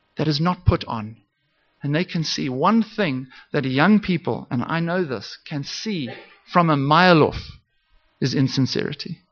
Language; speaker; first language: English; native; English